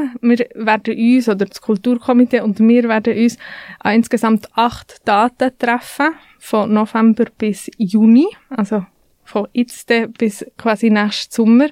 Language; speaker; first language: German; native; German